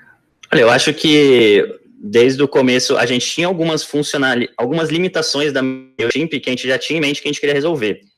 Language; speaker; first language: Portuguese; native; Portuguese